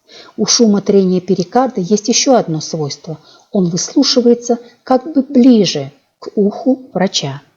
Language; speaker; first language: Russian; native; Russian